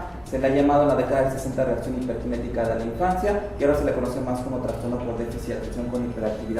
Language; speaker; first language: Spanish; native; Spanish